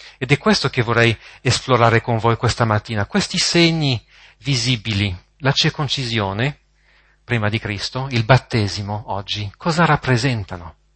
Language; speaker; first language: Italian; non-native, fluent; French